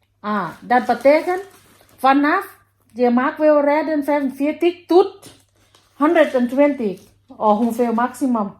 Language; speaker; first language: Dutch; non-native, learner; Thai